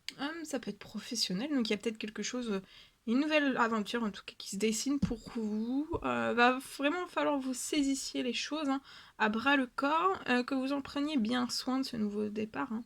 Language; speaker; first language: French; native; French